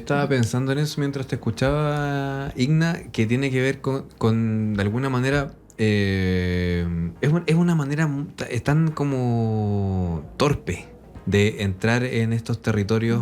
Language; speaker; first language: Spanish; native; Spanish